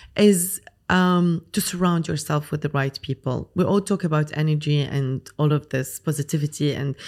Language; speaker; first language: English; non-native, fluent; Arabic